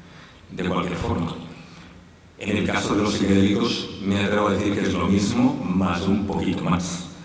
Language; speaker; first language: Spanish; native; Spanish